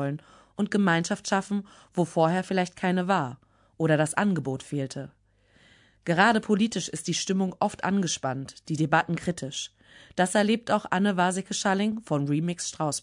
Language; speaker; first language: German; native; German